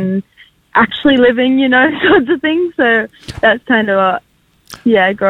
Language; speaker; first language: English; native; English